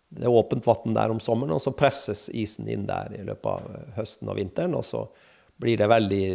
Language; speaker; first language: Norwegian; native; Norwegian